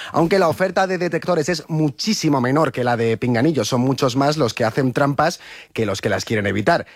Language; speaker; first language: Spanish; native; Spanish